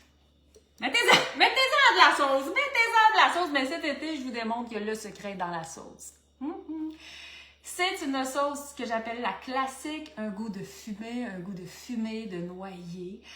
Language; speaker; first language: French; native; French